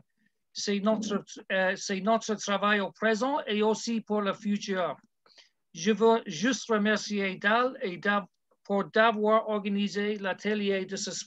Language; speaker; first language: French; non-native, learner; English